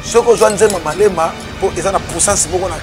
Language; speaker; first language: French; non-native, local second language; Lingala